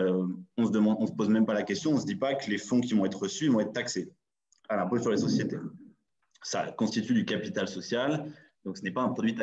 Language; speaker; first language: French; native; French